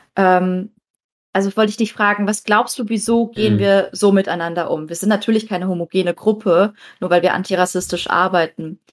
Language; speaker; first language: German; native; German